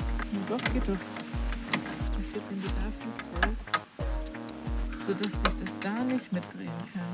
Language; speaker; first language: German; native; German